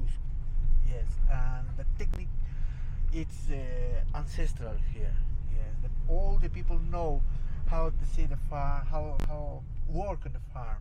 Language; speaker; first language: English; non-native, learner; Spanish